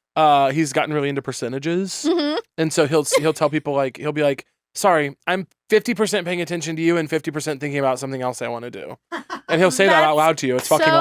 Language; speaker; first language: English; native; English